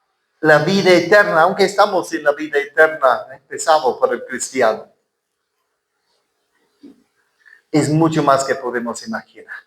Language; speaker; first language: Spanish; non-native, fluent; English